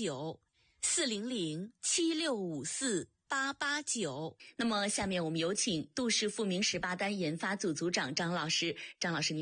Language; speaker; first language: Chinese; native; Chinese